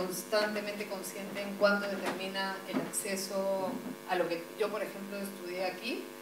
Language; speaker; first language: Spanish; native; Spanish